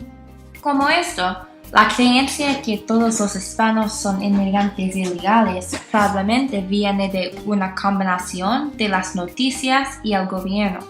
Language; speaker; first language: Spanish; non-native, learner; English